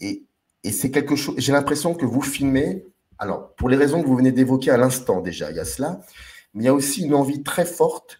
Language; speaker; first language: French; native; French